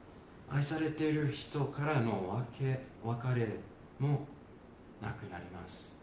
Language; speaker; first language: Japanese; non-native, fluent; English